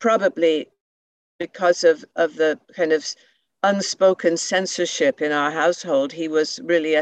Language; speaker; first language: English; native; English